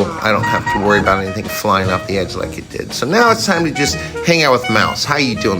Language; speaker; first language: English; native; English